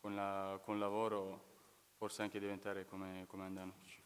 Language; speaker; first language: Italian; non-native, fluent; Serbian